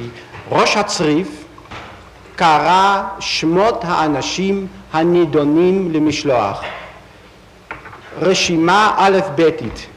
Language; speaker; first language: Hebrew; non-native, fluent; Dutch